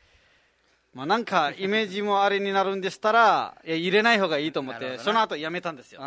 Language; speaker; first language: Japanese; non-native, fluent; Nepali